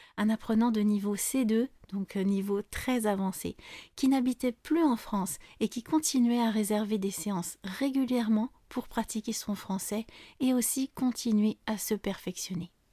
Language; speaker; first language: French; native; French